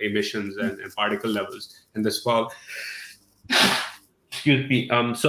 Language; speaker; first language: English; non-native, local second language; Urdu